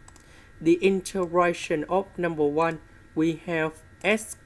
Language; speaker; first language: English; non-native, fluent; Vietnamese